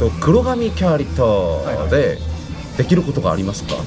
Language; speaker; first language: Japanese; non-native, learner; Korean